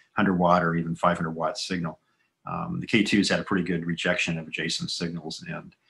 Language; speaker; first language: English; native; English